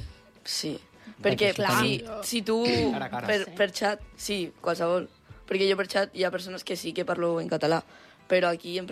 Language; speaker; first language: Catalan; non-native, local second language; Spanish